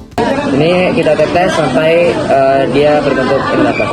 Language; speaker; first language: Indonesian; native; Indonesian